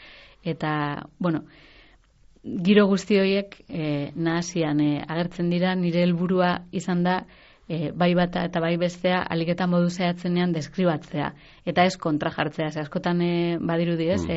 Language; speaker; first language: Basque; native; Basque